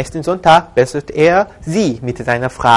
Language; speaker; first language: German; non-native, fluent; Korean